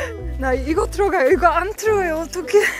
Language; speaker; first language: Korean; non-native, learner; Polish